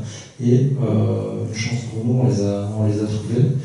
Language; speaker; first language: French; early bilingual, other home language; Korean